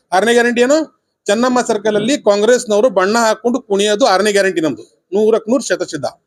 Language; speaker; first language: Kannada; non-native, local second language; Urdu